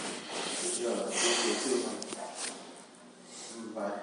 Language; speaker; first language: Hebrew; non-native, learner; Russian